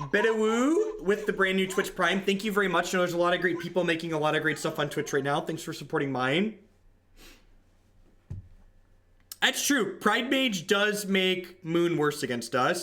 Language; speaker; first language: English; native; English